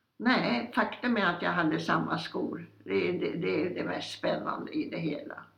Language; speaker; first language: Swedish; early bilingual, other home language; Polish